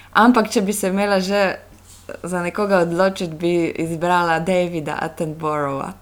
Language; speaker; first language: Slovenian; non-native, fluent; Polish